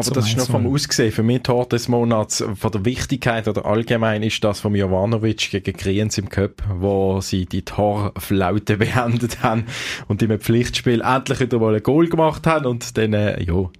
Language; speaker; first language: German; native; German